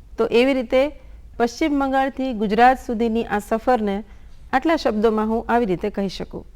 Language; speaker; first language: Gujarati; non-native, local second language; Bangla